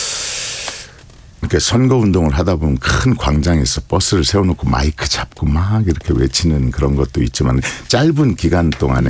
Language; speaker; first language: Korean; native; Korean